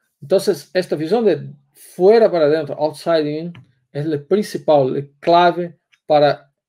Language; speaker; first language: Spanish; non-native, learner; Portuguese